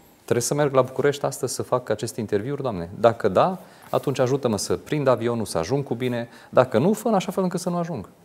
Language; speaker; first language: Romanian; non-native, local second language; Hungarian